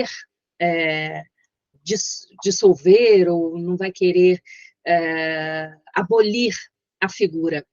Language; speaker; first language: Portuguese; native; Portuguese